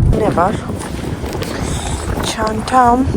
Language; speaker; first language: Turkish; non-native, learner; Persian